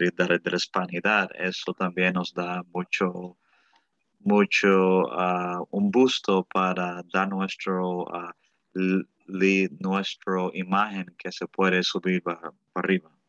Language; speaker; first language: Spanish; early bilingual, heritage; Spanish